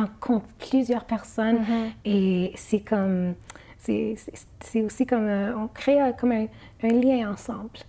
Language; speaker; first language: French; non-native, fluent; Arabic